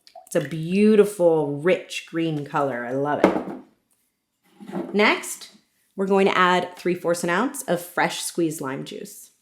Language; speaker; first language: English; native; English